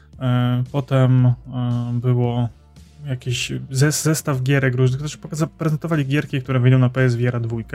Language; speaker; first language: Polish; native; Polish